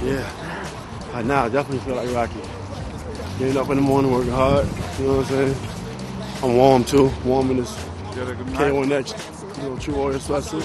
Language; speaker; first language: English; native; English